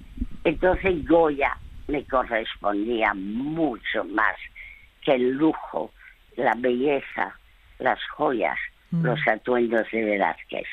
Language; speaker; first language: Spanish; early bilingual, other home language; French